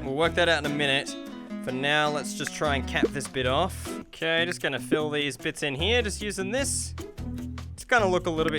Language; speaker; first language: English; native; English